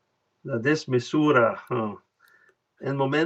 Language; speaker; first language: Spanish; non-native, learner; French